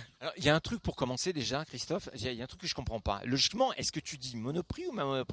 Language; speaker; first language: French; native; French